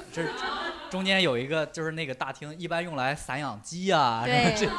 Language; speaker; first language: Chinese; native; Chinese